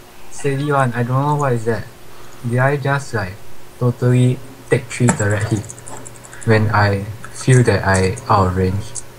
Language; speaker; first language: English; non-native, local second language; Chinese